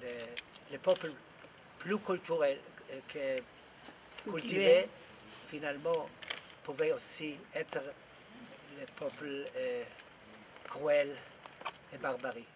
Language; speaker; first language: French; non-native, fluent; Hebrew